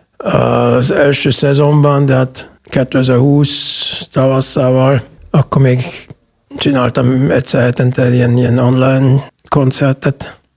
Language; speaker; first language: Hungarian; non-native, fluent; German